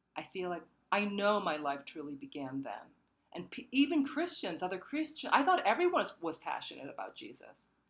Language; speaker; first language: English; early bilingual, other home language; Korean